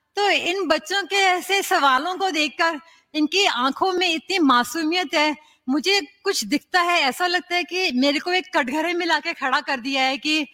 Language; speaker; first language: Hindi; native; Hindi